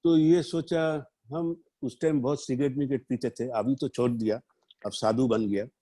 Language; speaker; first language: Hindi; non-native, local second language; Bangla